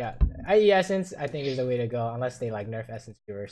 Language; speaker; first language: English; native; English